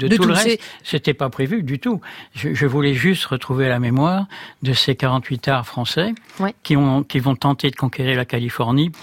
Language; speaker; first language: French; native; French